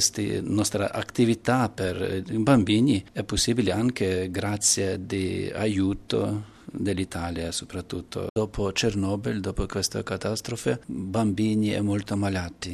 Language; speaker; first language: Italian; non-native, learner; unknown